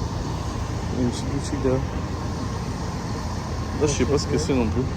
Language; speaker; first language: French; native; French